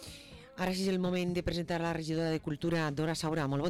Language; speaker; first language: Catalan; native; Catalan